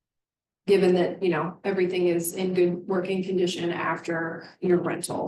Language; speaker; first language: English; native; English